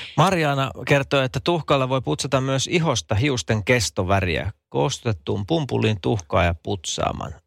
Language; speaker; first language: Finnish; native; Finnish